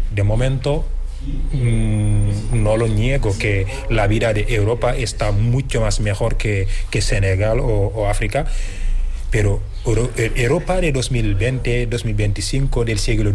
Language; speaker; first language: Spanish; non-native, fluent; Wolof